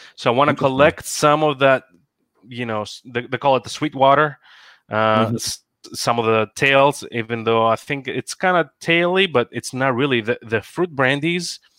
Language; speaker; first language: English; non-native, fluent; Greek